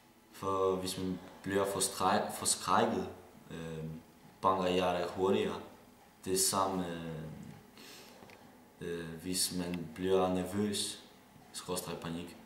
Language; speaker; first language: Danish; early bilingual, other home language; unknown